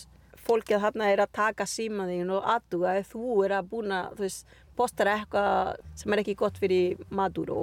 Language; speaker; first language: Icelandic; non-native, learner; Spanish